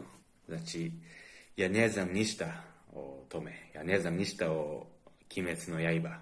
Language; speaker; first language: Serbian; non-native, fluent; Japanese